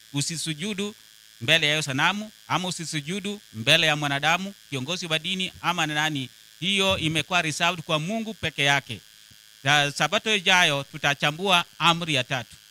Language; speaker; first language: Swahili; non-native, local second language; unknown